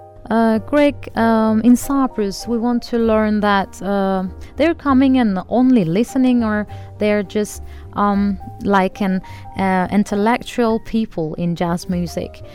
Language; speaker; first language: English; non-native, learner; Turkish